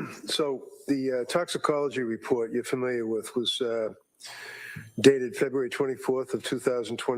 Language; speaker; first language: English; native; English